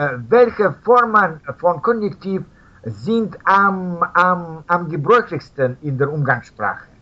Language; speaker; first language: German; non-native, fluent; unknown